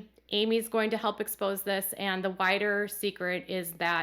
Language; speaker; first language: English; native; English